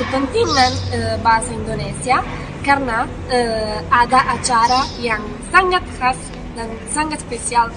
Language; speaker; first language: Indonesian; non-native, fluent; Italian